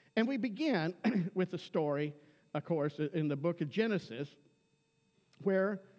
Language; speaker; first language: English; native; English